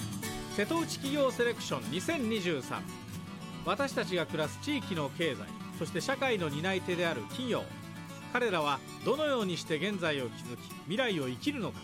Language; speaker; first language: Japanese; native; Japanese